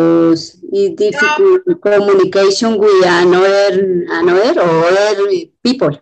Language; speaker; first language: English; non-native, learner; Spanish